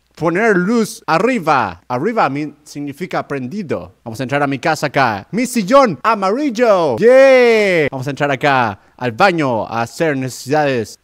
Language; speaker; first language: Spanish; non-native, learner; English